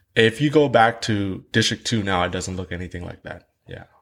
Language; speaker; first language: English; early bilingual, other home language; Vietnamese